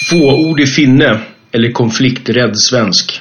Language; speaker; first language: Swedish; native; Swedish